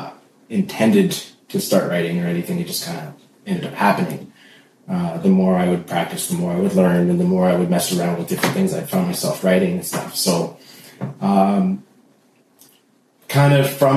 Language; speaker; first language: English; native; English